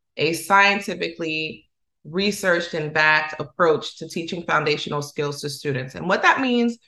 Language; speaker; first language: English; non-native, fluent; Spanish